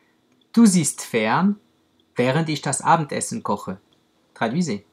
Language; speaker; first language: German; non-native, fluent; French